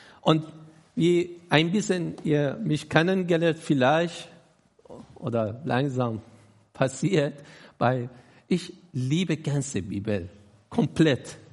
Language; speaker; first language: German; non-native, learner; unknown